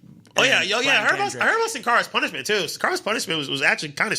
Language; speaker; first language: English; native; English